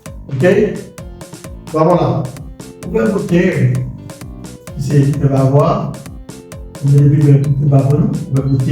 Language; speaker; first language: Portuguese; non-native, learner; Haitian Creole